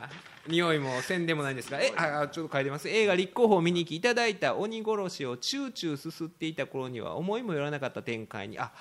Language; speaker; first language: Japanese; native; Japanese